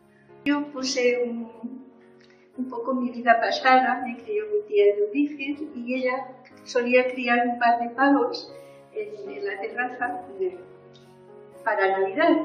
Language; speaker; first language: Spanish; native; Spanish